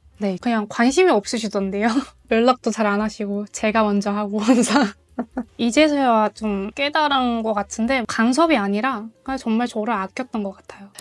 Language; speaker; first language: Korean; non-native, fluent; Mongolian